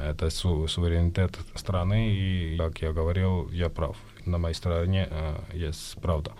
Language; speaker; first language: Russian; non-native, fluent; Georgian